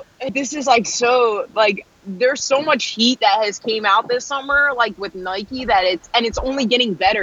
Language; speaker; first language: English; native; English